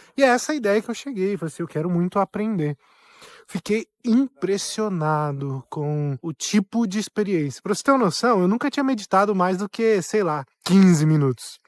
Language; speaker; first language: Portuguese; native; Portuguese